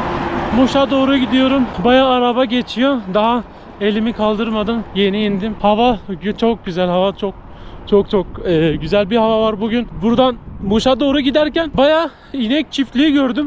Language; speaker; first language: Turkish; native; Turkish